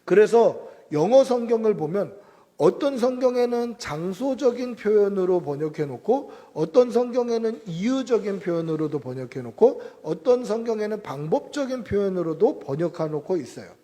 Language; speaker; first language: Korean; native; Korean